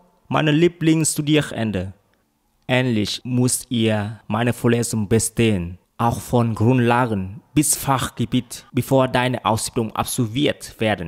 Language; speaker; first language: German; non-native, learner; Vietnamese